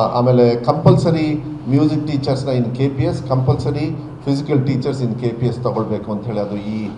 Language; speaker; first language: Kannada; native; Kannada